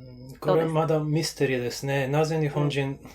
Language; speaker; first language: Japanese; non-native, learner; English